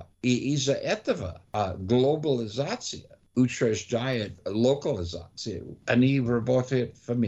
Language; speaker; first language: Russian; non-native, learner; English